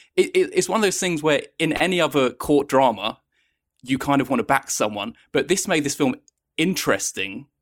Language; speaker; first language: English; native; English